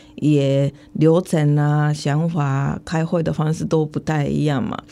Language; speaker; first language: Chinese; non-native, fluent; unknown